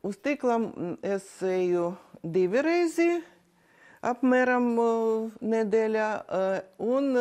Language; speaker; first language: Latvian; non-native, learner; Ukrainian